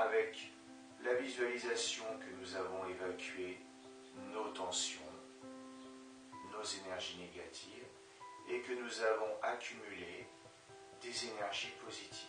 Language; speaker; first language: French; native; French